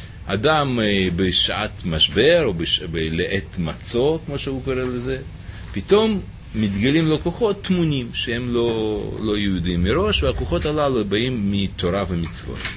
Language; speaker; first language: Hebrew; native; Hebrew